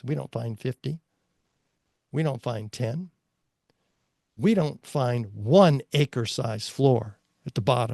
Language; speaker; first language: English; native; English